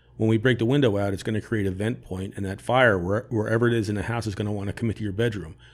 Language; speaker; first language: English; native; English